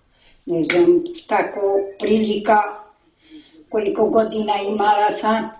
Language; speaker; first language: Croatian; non-native, local second language; Romany